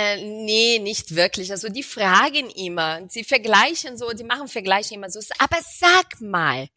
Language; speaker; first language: German; non-native, fluent; Portuguese